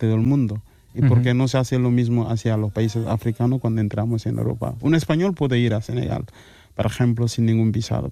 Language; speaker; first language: Spanish; non-native, fluent; Mandingo